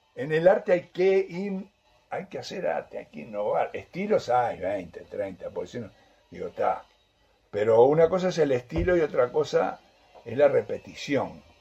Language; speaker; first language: Spanish; native; Spanish